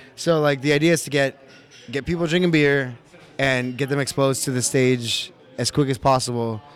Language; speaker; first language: English; early bilingual, other home language; Spanish